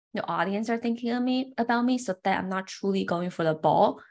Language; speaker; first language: English; early bilingual, other home language; Chinese